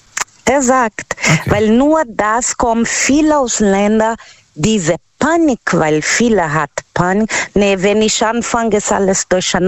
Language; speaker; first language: German; non-native, learner; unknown